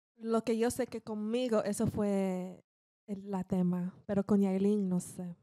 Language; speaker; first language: Spanish; early bilingual, heritage; Spanish